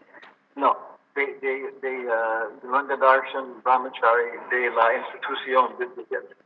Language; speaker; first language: Spanish; non-native, learner; English